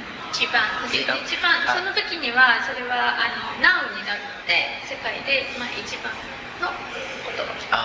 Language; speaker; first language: Japanese; native; Japanese